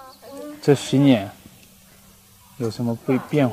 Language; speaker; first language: Chinese; non-native, fluent; Japanese